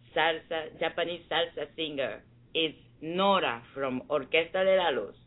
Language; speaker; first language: English; non-native, fluent; Japanese